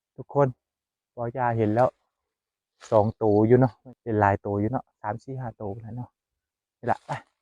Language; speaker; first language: Thai; native; Thai